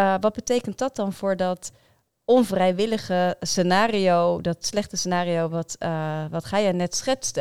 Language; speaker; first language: Dutch; native; Dutch